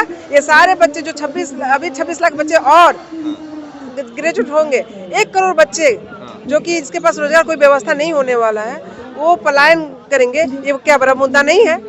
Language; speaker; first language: Hindi; native; Hindi